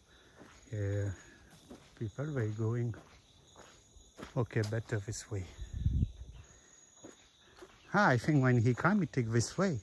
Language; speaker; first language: English; non-native, learner; French